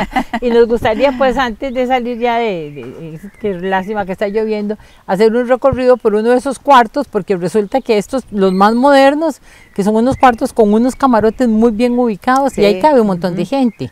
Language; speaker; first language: Spanish; native; Spanish